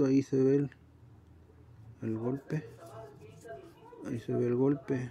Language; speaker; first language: Spanish; native; Spanish